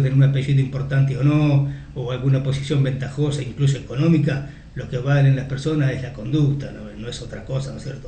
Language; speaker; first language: Spanish; native; Spanish